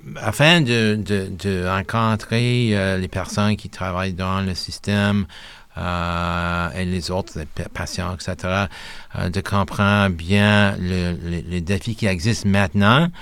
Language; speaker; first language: French; non-native, local second language; English